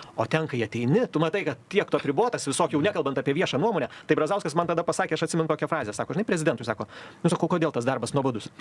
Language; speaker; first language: Lithuanian; native; Lithuanian